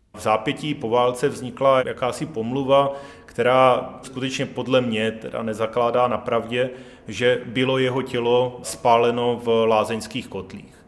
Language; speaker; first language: Czech; native; Czech